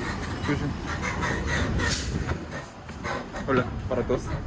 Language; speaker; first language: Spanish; non-native, learner; Korean